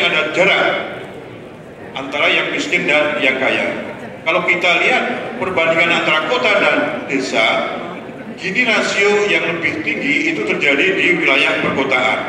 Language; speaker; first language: Indonesian; native; Indonesian